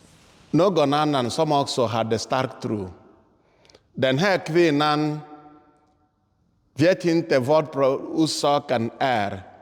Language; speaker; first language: Swedish; non-native, fluent; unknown